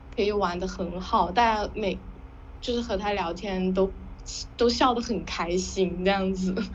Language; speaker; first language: Chinese; non-native, local second language; Hakka Chinese